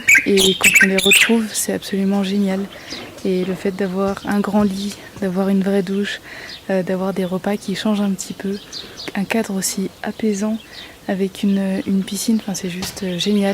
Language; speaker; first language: French; native; French